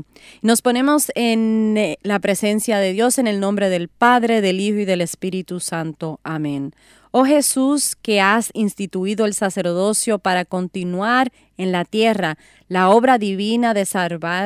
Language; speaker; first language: Spanish; native; Spanish